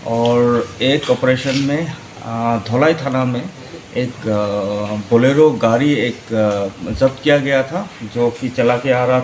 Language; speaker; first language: Hindi; non-native, local second language; Assamese